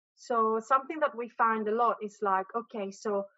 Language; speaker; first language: English; non-native, fluent; Greek